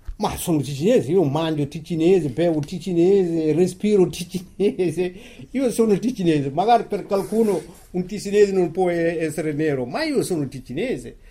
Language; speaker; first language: Italian; non-native, fluent; Wolof